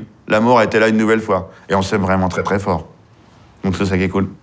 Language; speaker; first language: French; native; French